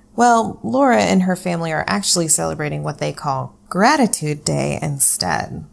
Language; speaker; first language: English; native; English